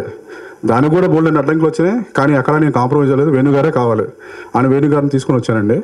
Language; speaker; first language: Telugu; native; Telugu